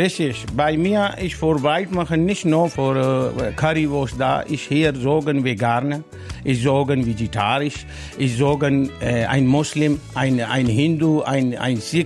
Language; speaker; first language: German; non-native, learner; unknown